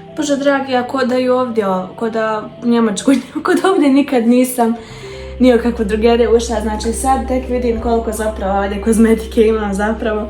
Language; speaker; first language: Bosnian; early bilingual, heritage; Bosnian